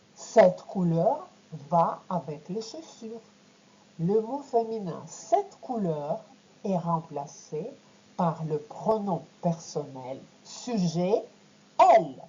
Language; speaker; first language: French; non-native, fluent; Ukrainian